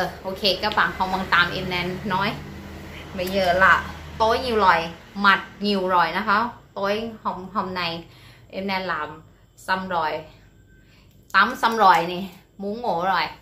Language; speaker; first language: Vietnamese; non-native, learner; Thai